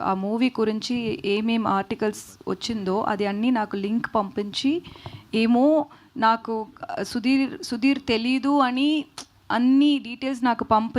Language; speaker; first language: Telugu; non-native, learner; Tamil